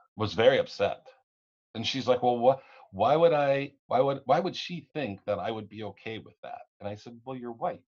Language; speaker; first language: English; native; English